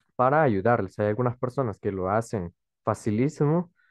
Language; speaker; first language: Spanish; native; Spanish